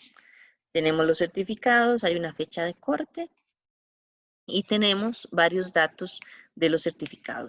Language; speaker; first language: Spanish; native; Spanish